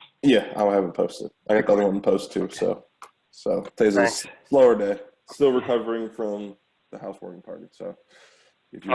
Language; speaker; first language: English; native; English